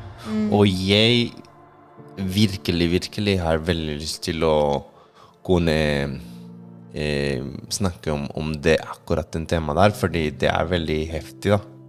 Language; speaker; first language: Norwegian; non-native, fluent; Spanish